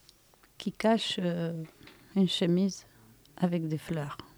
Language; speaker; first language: French; non-native, fluent; Romanian